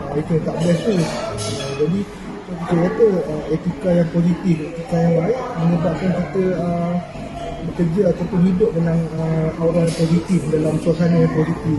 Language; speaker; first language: Malay; native; Malay